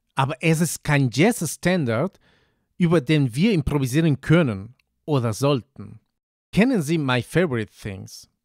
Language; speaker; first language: German; non-native, fluent; Spanish